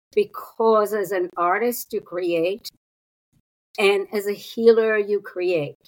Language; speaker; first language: English; non-native, fluent; Hebrew